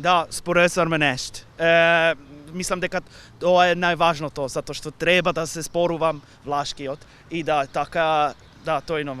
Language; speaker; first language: Macedonian; non-native, learner; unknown